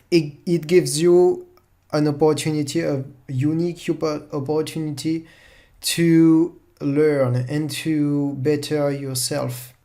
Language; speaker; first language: English; non-native, fluent; French